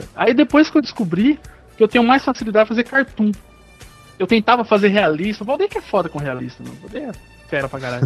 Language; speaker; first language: Portuguese; native; Portuguese